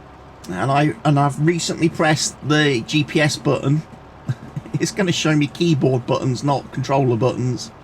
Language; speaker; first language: English; native; English